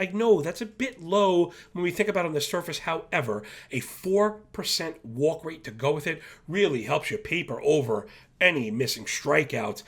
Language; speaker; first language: English; native; English